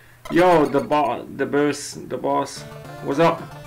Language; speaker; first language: English; non-native, fluent; German